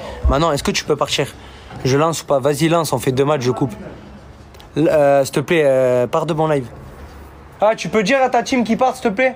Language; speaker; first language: French; native; French